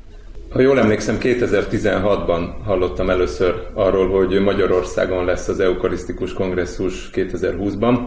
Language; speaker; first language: Hungarian; native; Hungarian